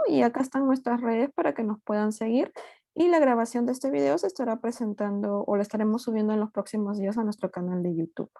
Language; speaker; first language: Spanish; native; Spanish